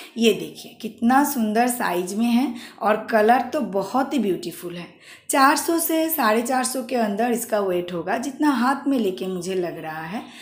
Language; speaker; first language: Hindi; non-native, local second language; Bangla